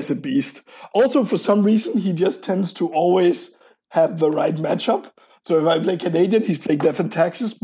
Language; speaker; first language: English; non-native, fluent; Danish